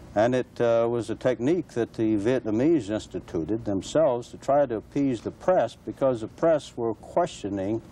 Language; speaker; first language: English; native; English